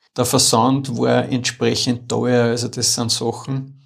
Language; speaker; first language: German; native; German